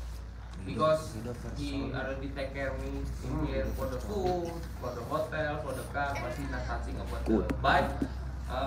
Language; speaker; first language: English; non-native, learner; Indonesian